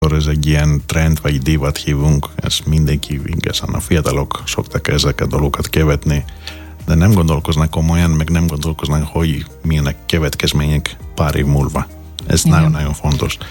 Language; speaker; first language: Hungarian; non-native, fluent; Greek